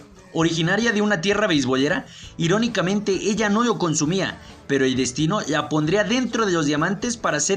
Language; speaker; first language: Spanish; native; Spanish